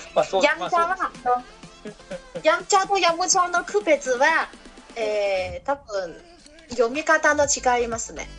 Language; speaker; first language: Japanese; non-native, learner; Chinese